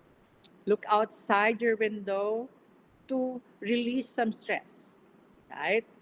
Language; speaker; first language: English; non-native, local second language; Filipino